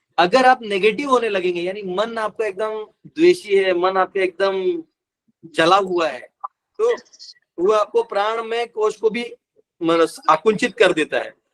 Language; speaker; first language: Hindi; non-native, local second language; Marathi